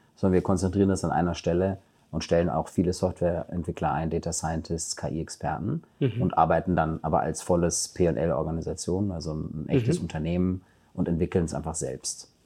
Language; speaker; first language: German; native; German